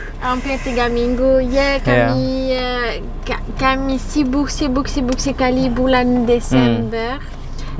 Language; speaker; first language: Indonesian; non-native, learner; French